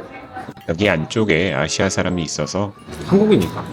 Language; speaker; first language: Korean; native; Korean